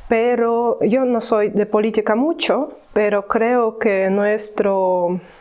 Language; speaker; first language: Spanish; non-native, learner; Ukrainian